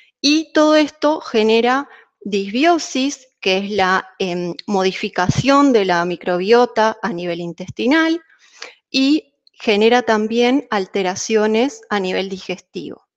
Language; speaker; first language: Spanish; native; Spanish